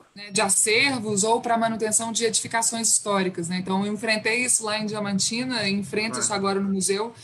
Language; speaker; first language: Portuguese; native; Portuguese